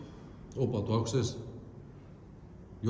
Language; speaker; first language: Greek; early bilingual, other home language; Albanian